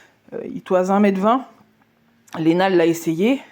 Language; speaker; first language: French; native; French